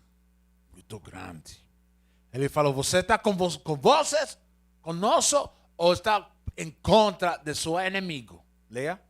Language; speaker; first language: Portuguese; non-native, learner; Spanish